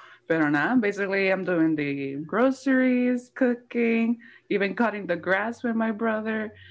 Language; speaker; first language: English; early bilingual, other home language; Spanish